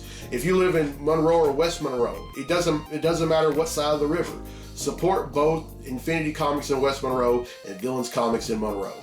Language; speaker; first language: English; native; English